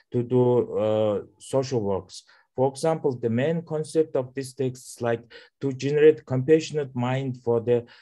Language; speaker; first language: English; non-native, learner; Mongolian